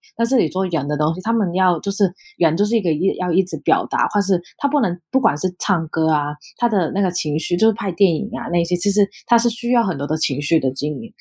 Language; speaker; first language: Chinese; non-native, local second language; Cantonese